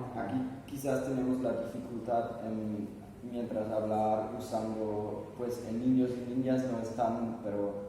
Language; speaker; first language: Spanish; non-native, fluent; German